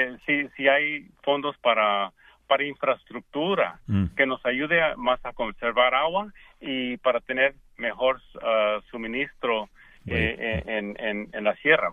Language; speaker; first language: Spanish; early bilingual, heritage; Spanish